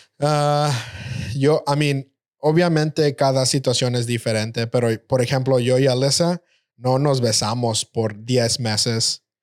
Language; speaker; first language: Spanish; early bilingual, heritage; Spanish